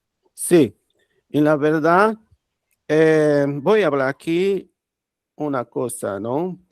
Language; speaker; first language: Spanish; non-native, learner; Portuguese